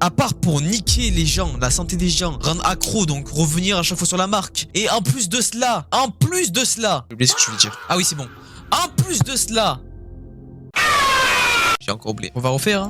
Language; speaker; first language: French; native; French